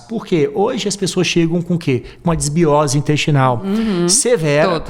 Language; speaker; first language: Portuguese; native; Portuguese